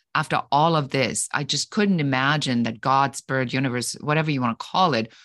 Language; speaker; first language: English; non-native, fluent; German